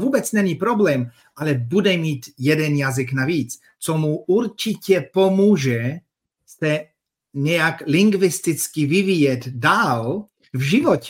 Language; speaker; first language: Czech; non-native, fluent; Polish